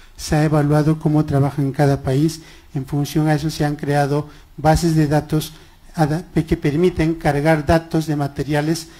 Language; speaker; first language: Spanish; non-native, local second language; Quechua